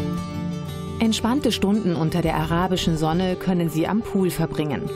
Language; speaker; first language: German; native; German